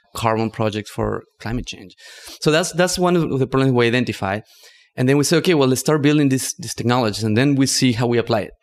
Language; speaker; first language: English; non-native, fluent; Spanish